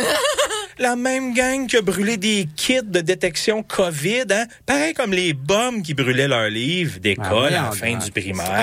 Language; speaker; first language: French; native; French